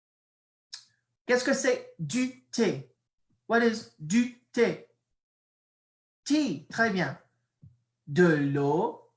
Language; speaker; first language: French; non-native, fluent; English